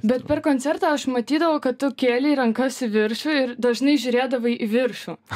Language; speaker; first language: Lithuanian; native; Lithuanian